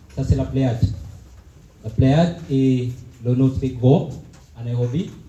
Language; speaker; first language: French; non-native, fluent; Swahili